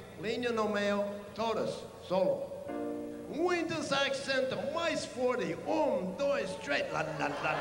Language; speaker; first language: Portuguese; non-native, learner; English